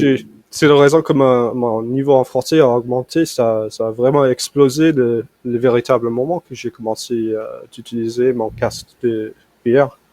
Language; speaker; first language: French; non-native, fluent; English